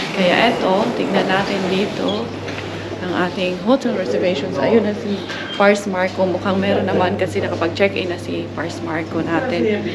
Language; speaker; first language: Filipino; non-native, local second language; Cebuano